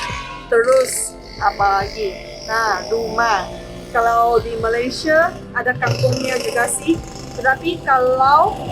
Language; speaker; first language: Indonesian; non-native, fluent; Chinese